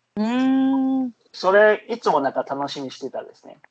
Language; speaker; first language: Japanese; non-native, fluent; Chinese